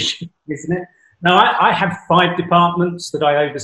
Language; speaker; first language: English; native; English